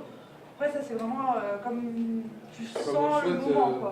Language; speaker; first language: French; native; French